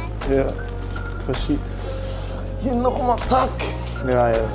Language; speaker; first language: German; native; German